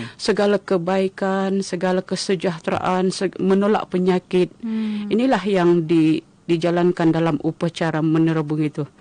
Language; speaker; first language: Malay; non-native, local second language; Central Dusun